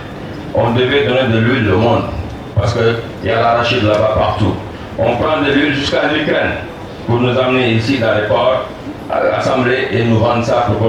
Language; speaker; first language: French; non-native, local second language; Wolof